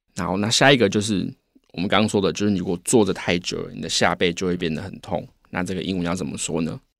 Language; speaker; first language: Chinese; native; Chinese